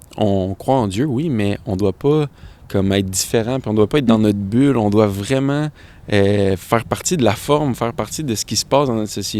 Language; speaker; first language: French; native; French